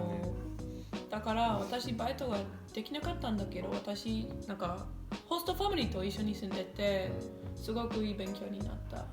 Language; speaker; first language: Japanese; non-native, fluent; English